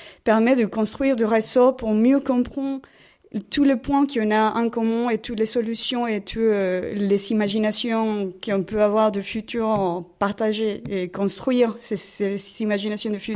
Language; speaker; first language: French; non-native, fluent; Spanish